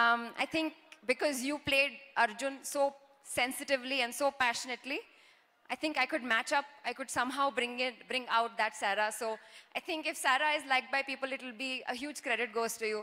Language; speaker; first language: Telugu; non-native, learner; Kannada